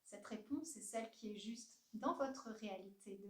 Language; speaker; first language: French; native; French